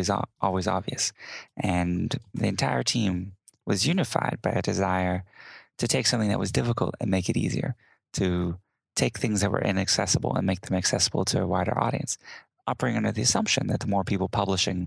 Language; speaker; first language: English; native; English